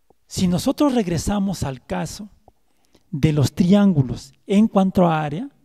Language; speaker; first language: Spanish; native; Spanish